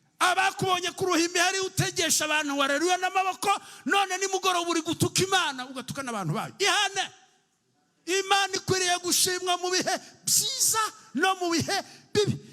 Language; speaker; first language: Kinyarwanda; early bilingual, heritage; Kinyarwanda